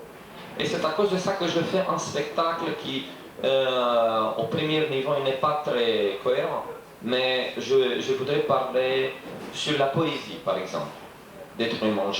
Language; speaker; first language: French; non-native, fluent; Romanian